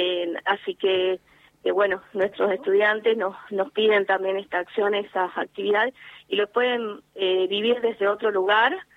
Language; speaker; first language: Spanish; native; Spanish